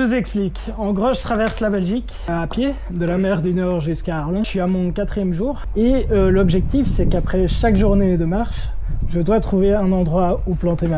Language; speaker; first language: French; native; French